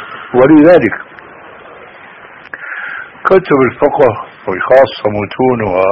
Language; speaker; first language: Arabic; native; Arabic